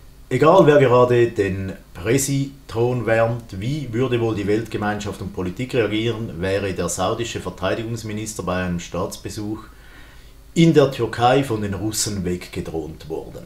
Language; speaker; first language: German; native; German